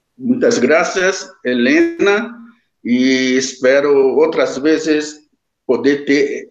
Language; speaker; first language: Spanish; non-native, learner; Portuguese